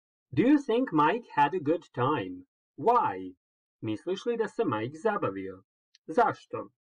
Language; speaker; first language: English; non-native, fluent; Croatian